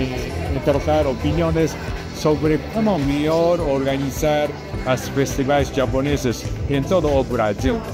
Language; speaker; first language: Portuguese; non-native, fluent; Japanese